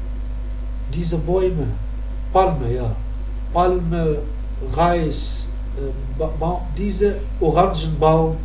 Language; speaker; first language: German; non-native, learner; Arabic